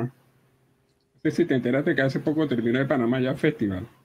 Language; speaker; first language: Spanish; native; Spanish